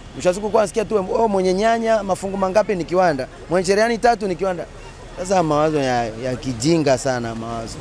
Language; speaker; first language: Swahili; native; Swahili